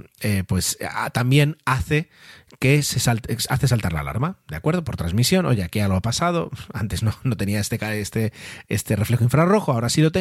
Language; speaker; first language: Spanish; native; Spanish